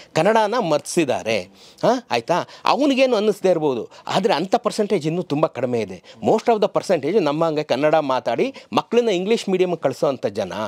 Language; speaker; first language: Kannada; native; Kannada